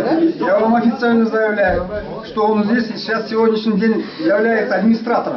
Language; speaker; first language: Russian; non-native, local second language; Kyrgyz